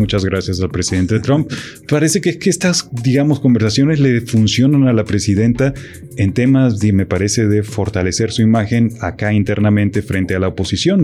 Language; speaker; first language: Spanish; native; Spanish